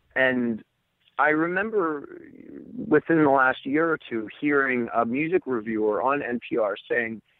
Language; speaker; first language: English; native; English